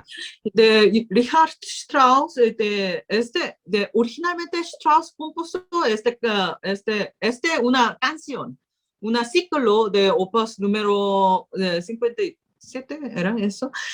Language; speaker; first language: Spanish; non-native, learner; Korean